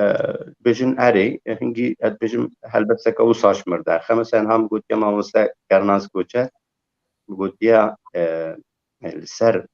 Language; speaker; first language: Kurdish; native; Kurdish